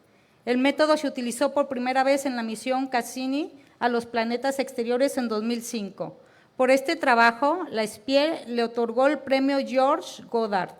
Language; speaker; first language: Spanish; native; Spanish